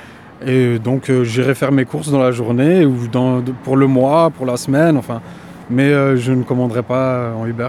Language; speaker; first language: French; native; French